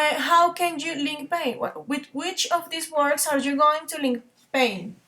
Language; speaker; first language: English; non-native, fluent; Spanish